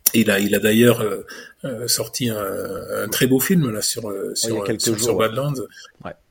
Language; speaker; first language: French; native; French